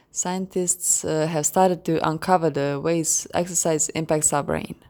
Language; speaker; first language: English; non-native, fluent; Croatian